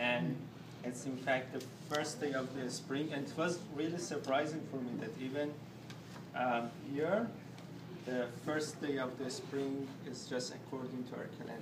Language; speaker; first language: English; non-native, fluent; Persian